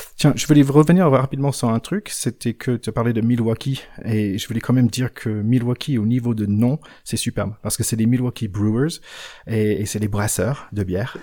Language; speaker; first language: French; non-native, fluent; English